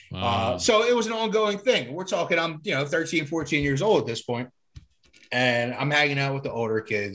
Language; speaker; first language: English; native; English